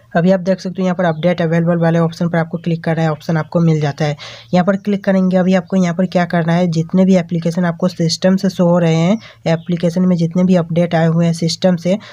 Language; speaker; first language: Hindi; native; Hindi